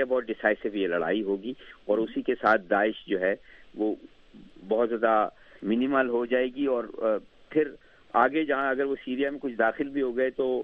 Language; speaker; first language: Urdu; native; Urdu